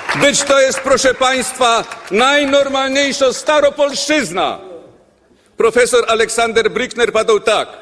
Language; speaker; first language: Polish; native; Polish